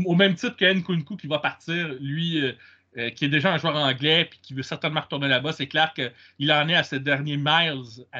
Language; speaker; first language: French; native; French